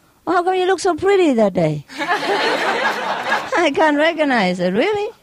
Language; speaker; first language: English; non-native, fluent; Vietnamese